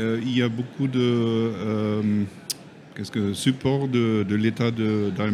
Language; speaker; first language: French; non-native, learner; German